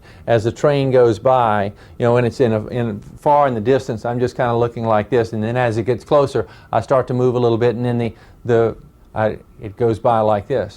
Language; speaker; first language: English; native; English